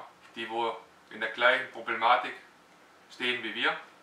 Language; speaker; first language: German; native; German